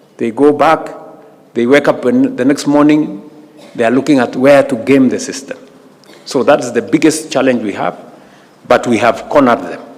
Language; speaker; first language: English; non-native, local second language; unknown